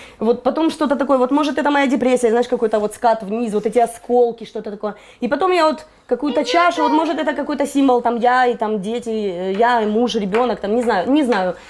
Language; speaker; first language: Russian; native; Russian